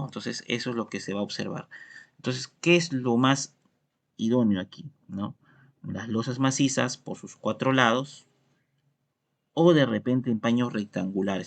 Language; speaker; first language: Spanish; native; Spanish